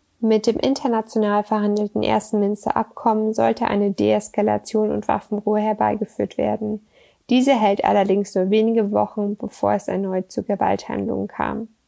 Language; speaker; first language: German; native; German